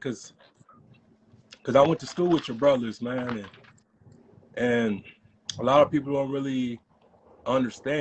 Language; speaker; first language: English; native; English